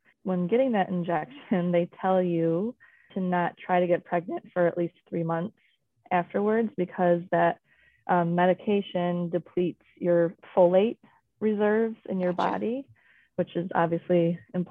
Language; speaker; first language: English; native; English